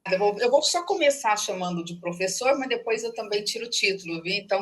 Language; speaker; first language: Portuguese; native; Portuguese